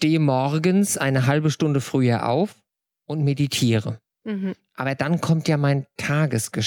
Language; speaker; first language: German; native; German